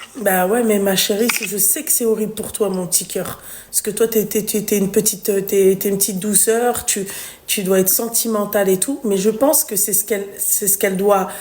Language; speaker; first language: French; native; French